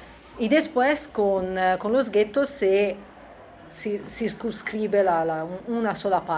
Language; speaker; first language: Spanish; non-native, learner; Italian